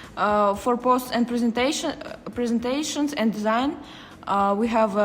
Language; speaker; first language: English; non-native, fluent; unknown